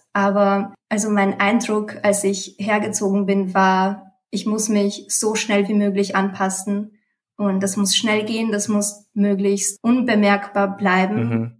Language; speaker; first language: German; early bilingual, other home language; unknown